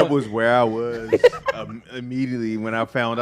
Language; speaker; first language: English; native; English